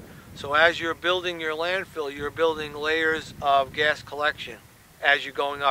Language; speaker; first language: English; native; English